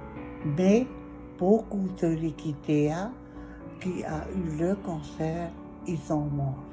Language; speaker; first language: French; non-native, local second language; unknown